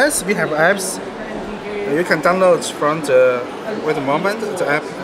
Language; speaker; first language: English; non-native, learner; Chinese